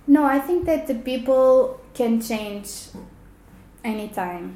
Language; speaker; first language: English; non-native, fluent; Portuguese